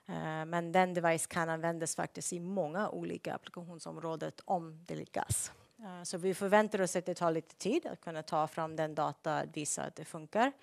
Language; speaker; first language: Swedish; non-native, fluent; English